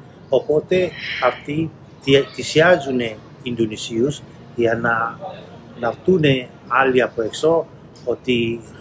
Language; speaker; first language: Greek; non-native, learner; Indonesian